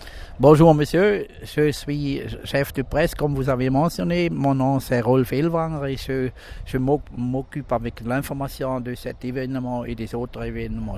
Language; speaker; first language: French; non-native, local second language; German